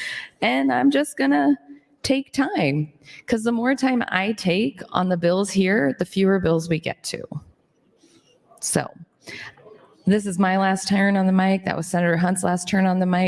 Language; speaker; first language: English; native; English